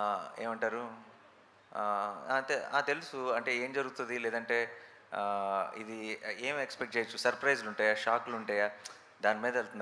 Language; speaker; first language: Telugu; native; Telugu